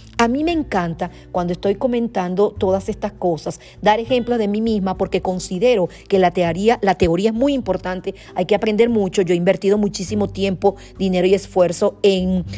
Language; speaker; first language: Spanish; native; Spanish